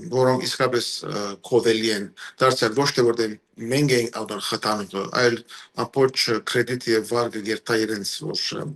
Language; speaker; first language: Armenian; early bilingual, heritage; Armenian